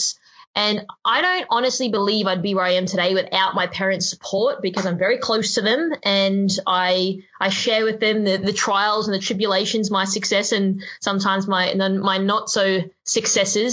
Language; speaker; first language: English; native; English